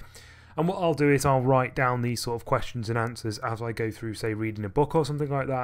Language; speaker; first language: English; native; English